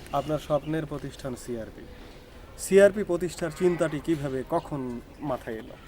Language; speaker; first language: Bangla; native; Bangla